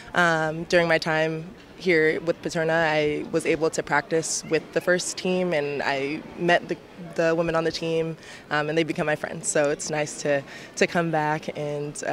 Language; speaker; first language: English; native; English